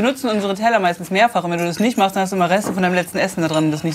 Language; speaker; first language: German; native; German